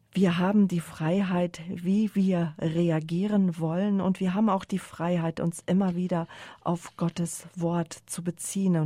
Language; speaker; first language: German; native; German